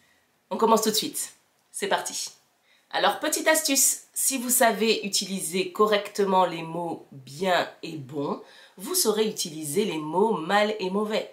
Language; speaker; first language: French; native; French